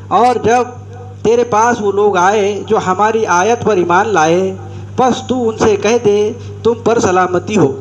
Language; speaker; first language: Urdu; native; Urdu